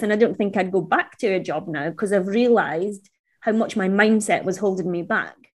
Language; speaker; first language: English; native; English